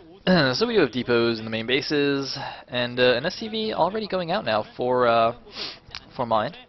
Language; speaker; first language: English; native; English